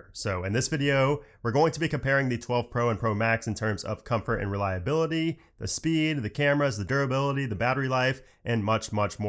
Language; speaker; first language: English; native; English